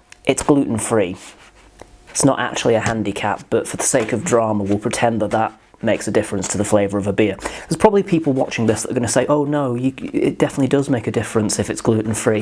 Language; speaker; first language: English; native; English